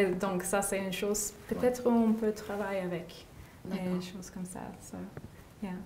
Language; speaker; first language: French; non-native, learner; English